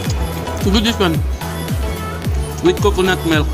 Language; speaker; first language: English; non-native, learner; Filipino